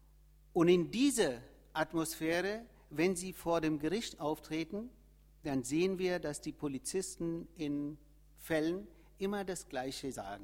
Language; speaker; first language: German; non-native, fluent; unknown